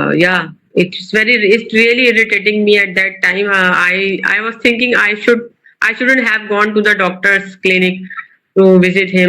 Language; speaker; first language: English; non-native, local second language; Urdu